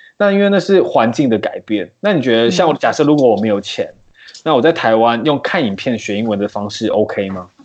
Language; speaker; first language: Chinese; native; Chinese